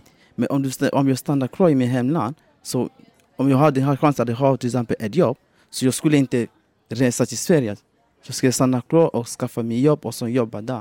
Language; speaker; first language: Swedish; non-native, fluent; French